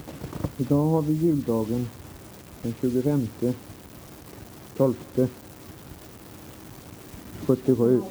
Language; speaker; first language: Swedish; native; Swedish